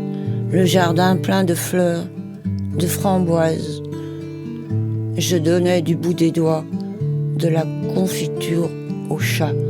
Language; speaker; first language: French; native; French